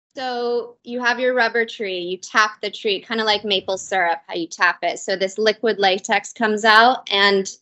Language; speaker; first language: English; native; English